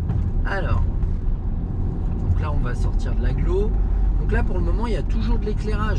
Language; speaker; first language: French; native; French